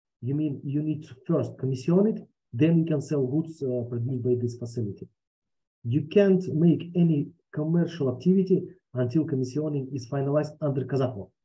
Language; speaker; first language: English; non-native, fluent; Russian